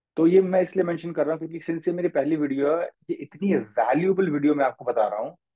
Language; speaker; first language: Hindi; native; Hindi